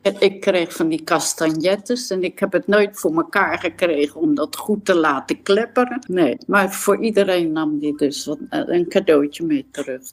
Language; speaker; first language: Dutch; native; Dutch